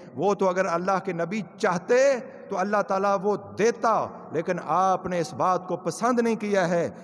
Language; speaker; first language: Urdu; non-native, local second language; Punjabi